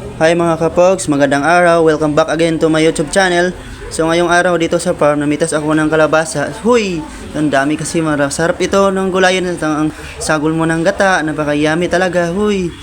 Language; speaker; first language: Filipino; non-native, local second language; Cebuano